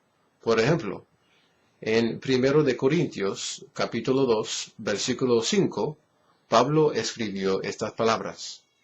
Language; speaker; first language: Spanish; non-native, fluent; English